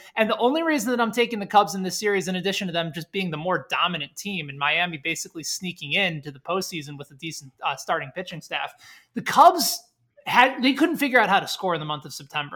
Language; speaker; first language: English; native; English